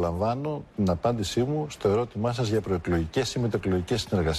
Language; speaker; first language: Greek; native; Greek